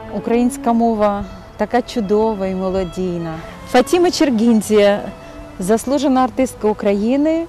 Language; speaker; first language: Ukrainian; non-native, fluent; Abkhazian